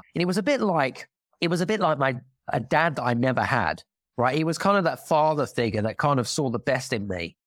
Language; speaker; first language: English; native; English